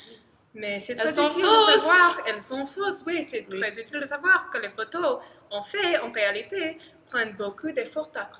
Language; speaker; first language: French; non-native, fluent; English